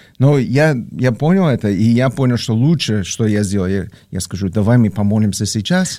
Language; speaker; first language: Russian; non-native, fluent; English